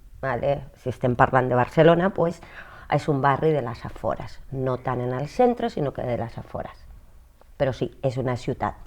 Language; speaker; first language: Catalan; non-native, fluent; Spanish